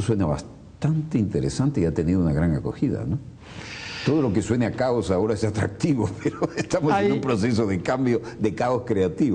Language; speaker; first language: Spanish; native; Spanish